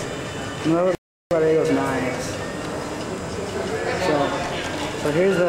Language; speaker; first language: Spanish; non-native, learner; English